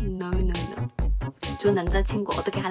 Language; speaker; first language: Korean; non-native, fluent; Chinese